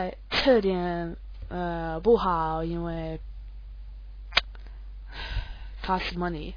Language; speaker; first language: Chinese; non-native, learner; English